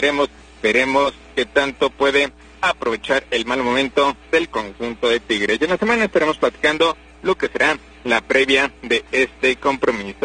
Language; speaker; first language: Spanish; native; Spanish